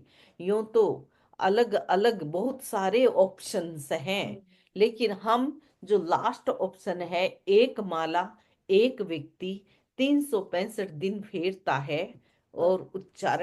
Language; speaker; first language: Hindi; native; Hindi